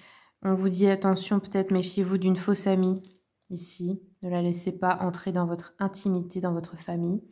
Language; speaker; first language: French; native; French